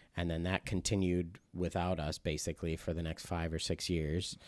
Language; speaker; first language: English; native; English